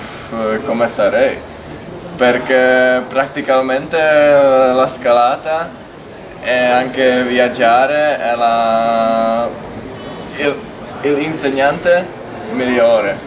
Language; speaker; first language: Italian; non-native, fluent; Czech